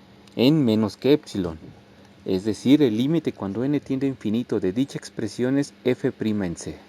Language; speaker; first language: Spanish; native; Spanish